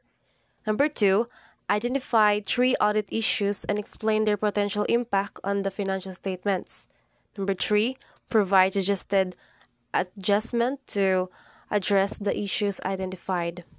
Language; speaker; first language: English; non-native, local second language; Cebuano